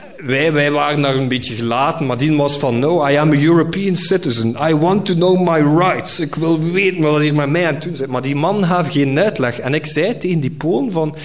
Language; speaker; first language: Dutch; native; Dutch